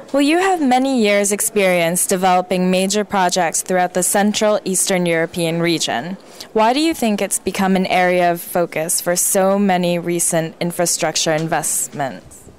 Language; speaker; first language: English; native; English